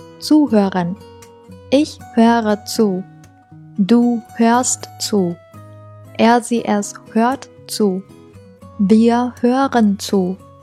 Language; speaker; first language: German; non-native, fluent; Chinese